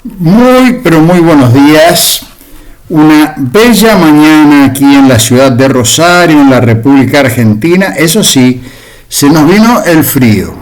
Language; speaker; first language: Spanish; native; Spanish